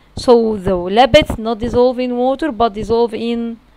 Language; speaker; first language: English; non-native, fluent; Arabic